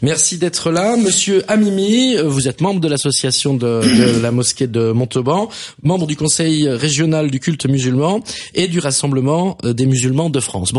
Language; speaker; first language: French; native; French